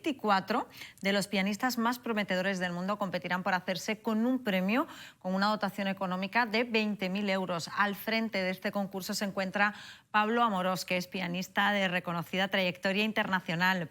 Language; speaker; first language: Spanish; native; Spanish